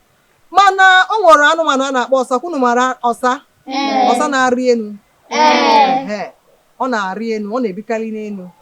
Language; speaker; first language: Igbo; native; Igbo